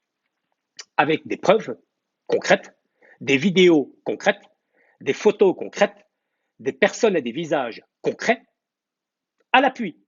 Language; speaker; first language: French; native; French